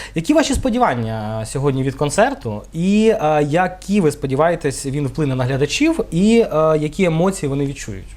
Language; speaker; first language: Ukrainian; native; Ukrainian